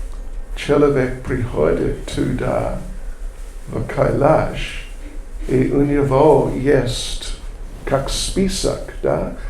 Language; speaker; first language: Russian; non-native, learner; English